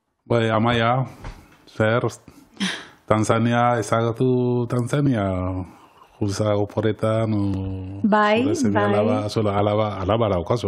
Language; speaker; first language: Basque; non-native, learner; Wolof